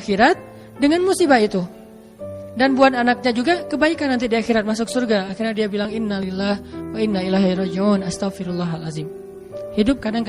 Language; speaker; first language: Indonesian; native; Indonesian